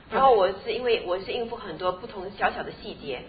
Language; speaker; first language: Chinese; native; Chinese